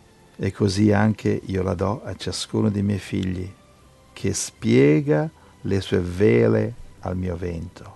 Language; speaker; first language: Italian; native; Italian